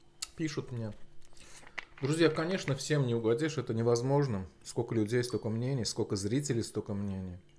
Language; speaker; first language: Russian; non-native, fluent; Azerbaijani